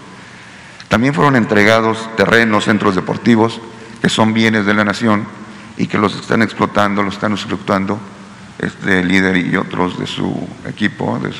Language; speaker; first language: Spanish; native; Spanish